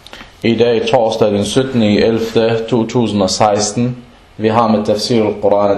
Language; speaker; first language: Danish; non-native, local second language; Arabic